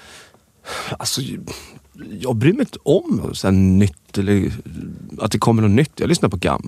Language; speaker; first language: Swedish; native; Swedish